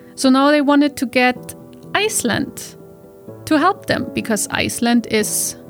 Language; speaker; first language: English; non-native, fluent; German